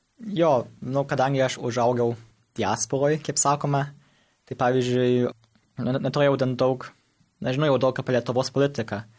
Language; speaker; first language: Lithuanian; early bilingual, heritage; Lithuanian